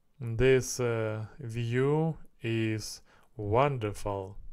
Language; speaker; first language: English; non-native, learner; Russian